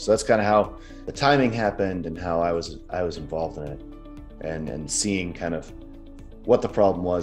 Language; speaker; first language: English; native; English